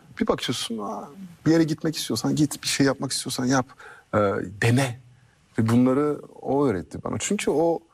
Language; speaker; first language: Turkish; early bilingual, heritage; French